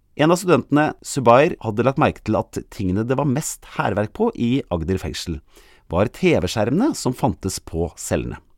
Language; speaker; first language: Norwegian; native; Norwegian